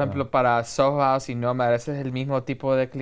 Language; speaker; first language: Spanish; early bilingual, heritage; Spanish